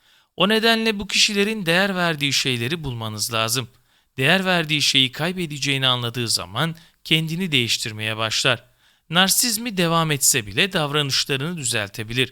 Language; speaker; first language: Turkish; native; Turkish